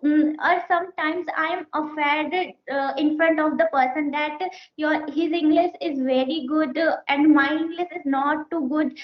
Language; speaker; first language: English; non-native, learner; Hindi